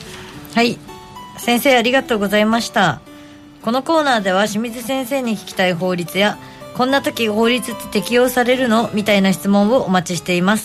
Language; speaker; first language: Japanese; native; Japanese